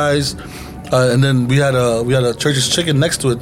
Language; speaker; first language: English; native; English